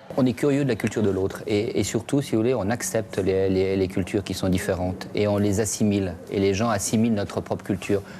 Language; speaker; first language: French; native; French